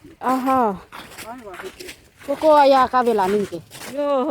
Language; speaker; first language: Finnish; non-native, learner; Thai